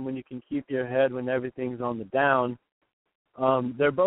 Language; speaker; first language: English; native; English